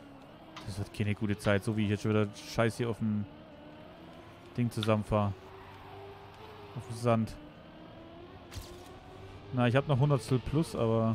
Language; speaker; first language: German; native; German